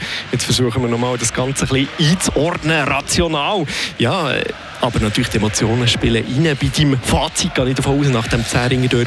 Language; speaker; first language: German; native; German